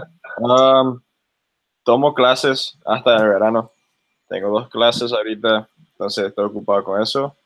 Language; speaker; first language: Spanish; early bilingual, other home language; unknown